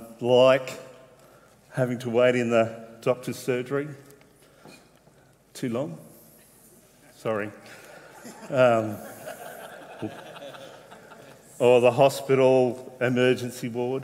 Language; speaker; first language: English; native; English